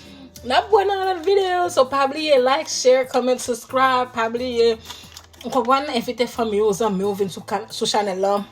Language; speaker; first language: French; non-native, learner; Haitian Creole